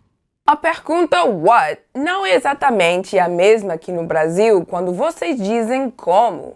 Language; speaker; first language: Portuguese; non-native, fluent; English